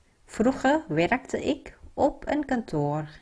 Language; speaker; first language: Dutch; non-native, fluent; Vietnamese